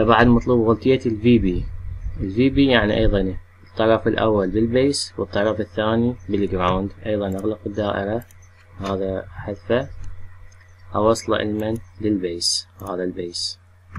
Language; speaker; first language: Arabic; native; Arabic